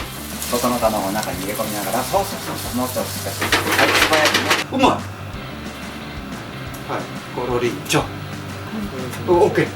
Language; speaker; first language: Japanese; native; Japanese